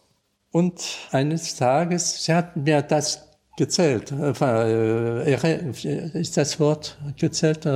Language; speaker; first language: German; non-native, learner; French